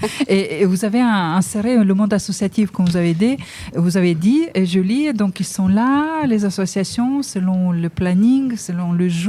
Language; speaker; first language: French; native; French